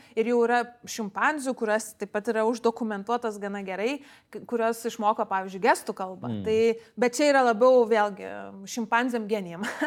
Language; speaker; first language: Lithuanian; native; Lithuanian